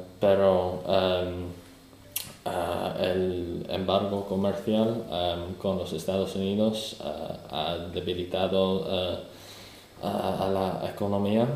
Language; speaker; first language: Spanish; non-native, learner; English